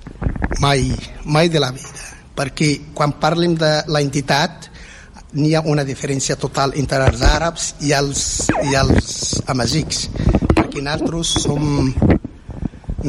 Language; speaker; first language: Catalan; non-native, fluent; Berber languages